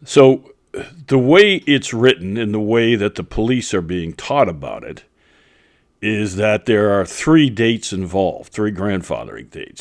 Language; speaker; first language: English; native; English